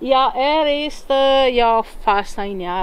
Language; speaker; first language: German; non-native, learner; Italian